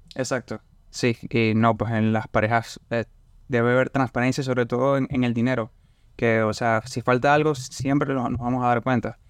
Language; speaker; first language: Spanish; native; Spanish